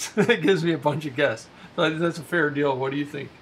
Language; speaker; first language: English; native; English